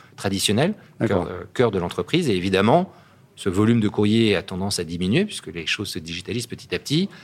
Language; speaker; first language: French; native; French